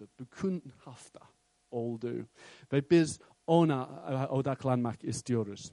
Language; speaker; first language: Turkish; non-native, fluent; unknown